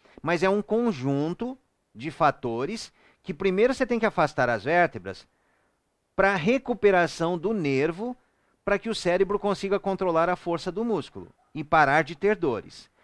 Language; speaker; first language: Portuguese; native; Portuguese